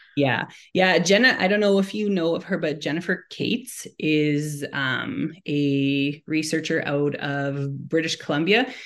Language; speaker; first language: English; native; English